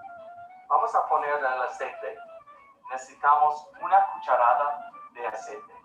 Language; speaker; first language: Spanish; non-native, learner; English